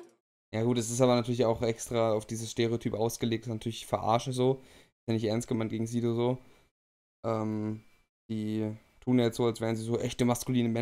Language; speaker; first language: German; native; German